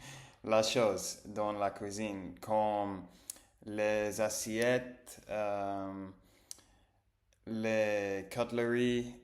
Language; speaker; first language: French; non-native, learner; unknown